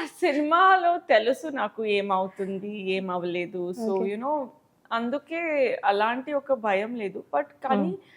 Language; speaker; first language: Telugu; non-native, learner; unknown